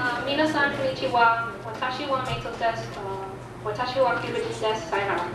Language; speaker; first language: Japanese; non-native, learner; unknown